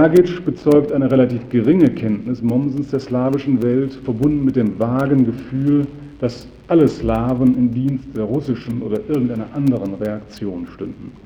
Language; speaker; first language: German; native; German